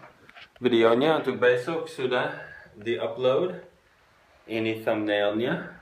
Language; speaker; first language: Indonesian; non-native, fluent; English